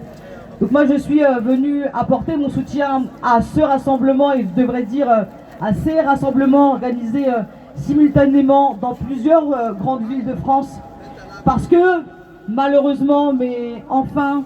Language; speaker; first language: French; native; French